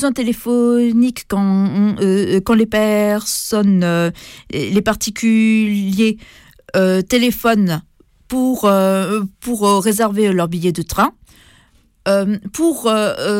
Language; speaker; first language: French; native; French